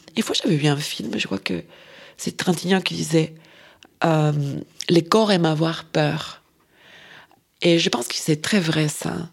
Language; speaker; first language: French; non-native, fluent; Spanish